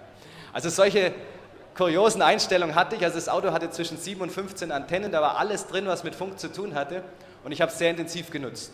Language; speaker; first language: German; native; German